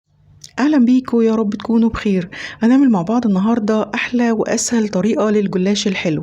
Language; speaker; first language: Arabic; native; Arabic